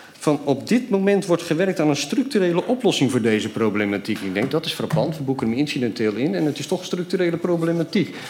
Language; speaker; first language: Dutch; native; Dutch